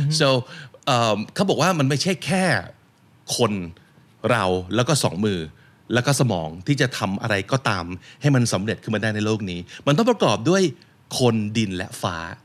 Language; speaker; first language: Thai; native; Thai